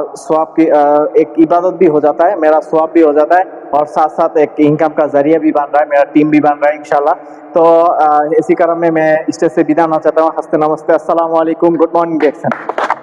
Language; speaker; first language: Hindi; non-native, learner; Bangla